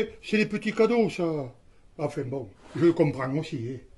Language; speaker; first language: French; native; French